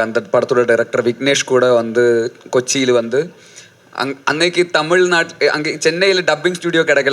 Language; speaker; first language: Tamil; non-native, learner; Malayalam